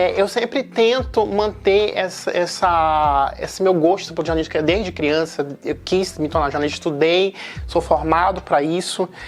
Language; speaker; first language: Portuguese; native; Portuguese